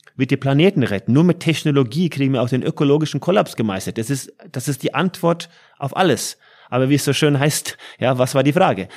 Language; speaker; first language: German; non-native, fluent; Norwegian